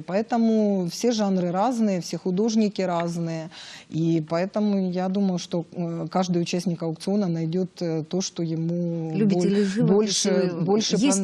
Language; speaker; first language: Russian; native; Russian